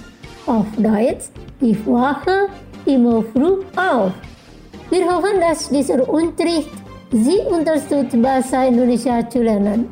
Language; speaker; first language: German; non-native, fluent; Indonesian